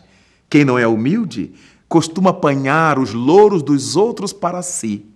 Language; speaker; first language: Portuguese; native; Portuguese